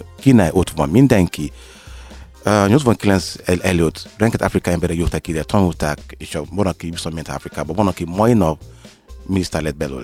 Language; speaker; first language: Hungarian; non-native, learner; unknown